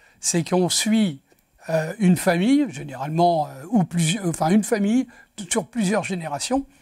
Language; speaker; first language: French; native; French